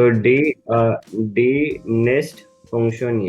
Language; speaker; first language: German; non-native, learner; Hindi